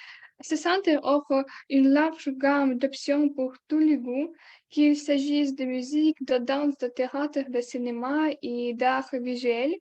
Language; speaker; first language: French; non-native, learner; Ukrainian